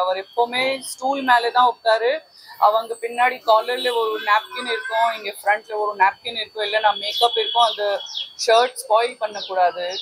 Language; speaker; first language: Tamil; non-native, fluent; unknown